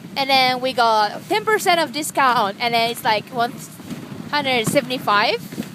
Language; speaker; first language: English; non-native, learner; Japanese